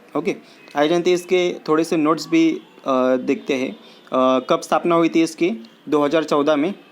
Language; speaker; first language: Hindi; non-native, local second language; Marathi